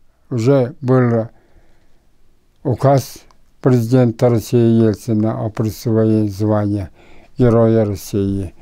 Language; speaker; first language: Russian; non-native, local second language; Buriat